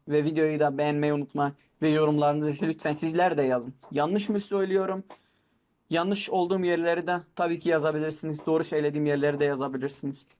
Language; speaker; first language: Turkish; non-native, local second language; Kurdish